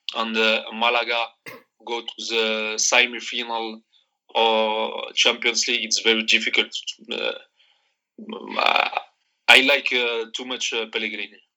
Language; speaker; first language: English; non-native, learner; Arabic